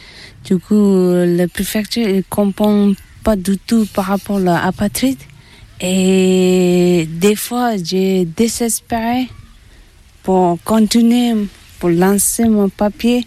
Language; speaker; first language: French; non-native, learner; Tibetan